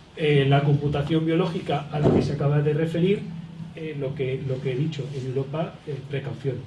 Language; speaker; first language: Spanish; native; Spanish